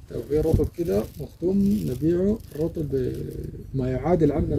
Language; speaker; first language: Arabic; native; Arabic